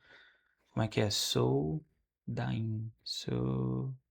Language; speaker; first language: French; non-native, learner; Portuguese